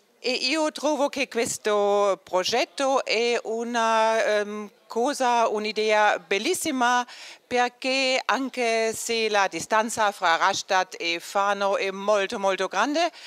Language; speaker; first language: Italian; non-native, learner; German